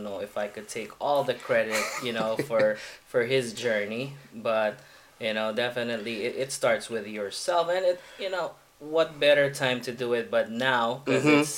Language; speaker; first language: English; non-native, local second language; Filipino